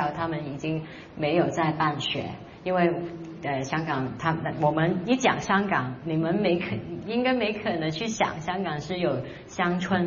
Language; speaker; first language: Chinese; non-native, local second language; Cantonese